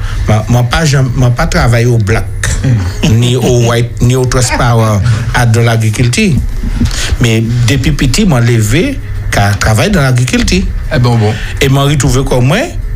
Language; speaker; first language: French; native; French